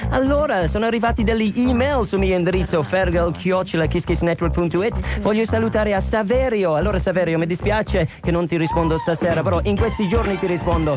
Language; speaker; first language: Italian; non-native, fluent; English